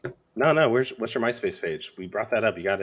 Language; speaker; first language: English; native; English